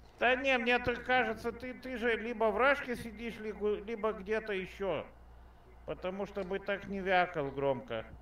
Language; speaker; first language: Russian; non-native, local second language; Lithuanian